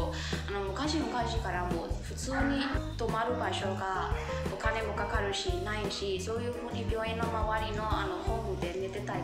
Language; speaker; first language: Japanese; non-native, fluent; Burmese